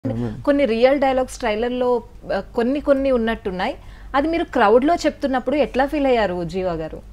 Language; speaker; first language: Telugu; native; Telugu